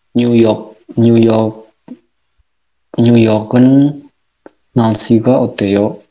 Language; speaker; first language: Korean; non-native, learner; Indonesian